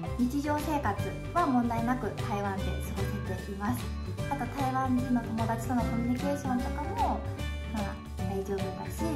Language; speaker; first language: Japanese; native; Japanese